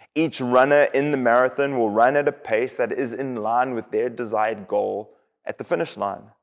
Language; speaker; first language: English; native; English